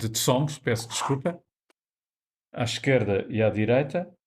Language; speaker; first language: Portuguese; native; Portuguese